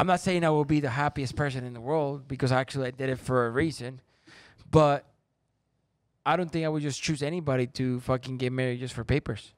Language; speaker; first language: English; non-native, fluent; Spanish